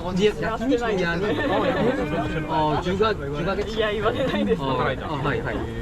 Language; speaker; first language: Japanese; non-native, learner; Korean